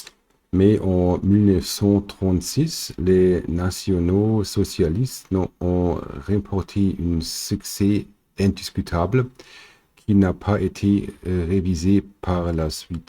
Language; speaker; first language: French; non-native, fluent; German